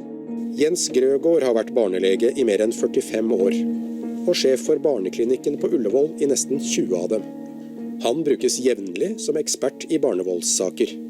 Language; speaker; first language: Norwegian; native; Norwegian